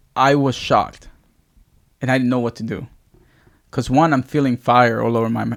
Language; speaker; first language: English; early bilingual, other home language; Spanish